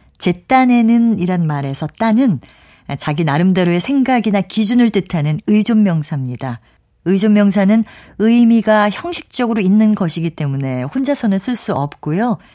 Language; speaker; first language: Korean; native; Korean